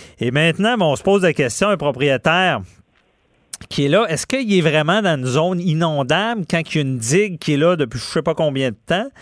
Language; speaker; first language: French; native; French